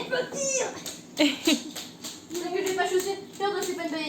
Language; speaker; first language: French; native; French